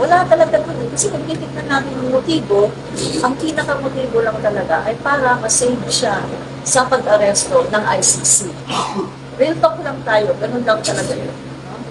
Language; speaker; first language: Filipino; non-native, local second language; Cebuano